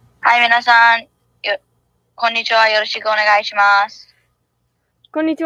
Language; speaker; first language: Japanese; non-native, learner; English